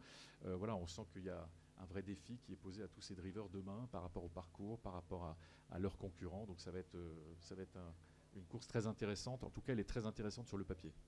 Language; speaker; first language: French; native; French